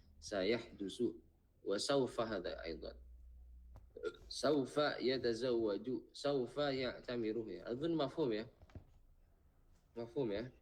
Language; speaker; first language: Arabic; non-native, fluent; Indonesian